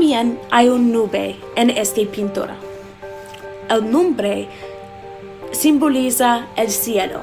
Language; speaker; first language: Spanish; non-native, learner; English